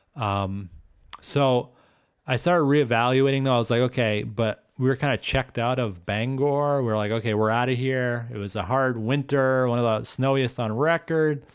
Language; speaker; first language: English; native; English